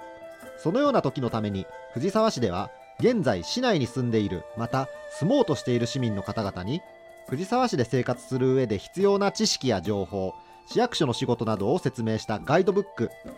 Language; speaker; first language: Japanese; native; Japanese